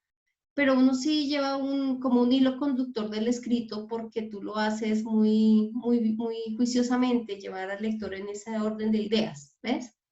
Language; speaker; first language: Spanish; native; Spanish